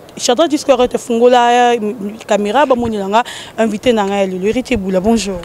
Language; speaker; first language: Lingala; native; Lingala